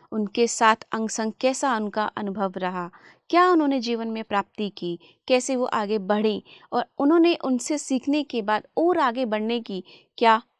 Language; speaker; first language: Hindi; native; Hindi